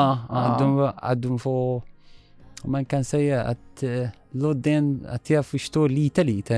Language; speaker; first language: Swedish; non-native, learner; Arabic